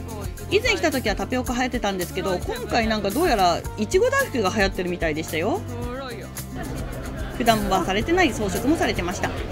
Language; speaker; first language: Japanese; native; Japanese